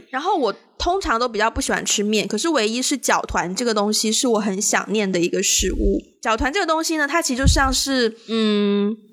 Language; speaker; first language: Chinese; native; Chinese